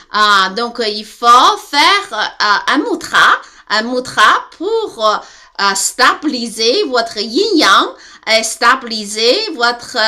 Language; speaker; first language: French; non-native, learner; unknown